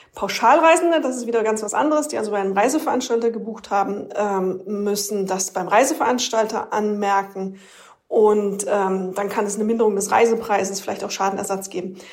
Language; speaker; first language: German; native; German